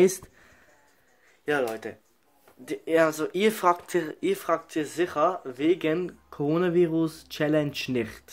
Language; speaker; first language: German; early bilingual, other home language; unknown